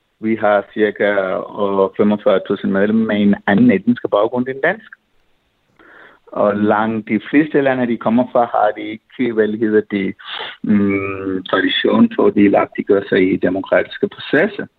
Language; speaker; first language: Danish; non-native, fluent; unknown